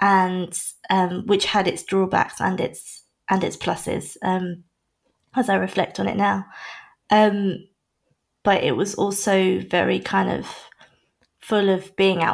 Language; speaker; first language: English; native; English